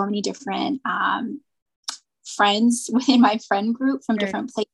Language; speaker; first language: English; native; English